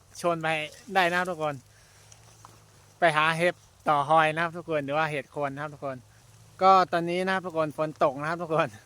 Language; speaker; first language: Thai; non-native, local second language; Shan